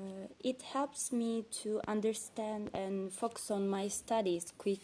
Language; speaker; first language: English; non-native, fluent; Turkish